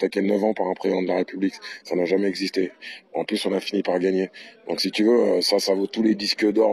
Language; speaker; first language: French; native; French